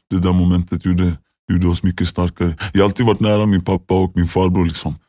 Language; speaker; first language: Swedish; native; Swedish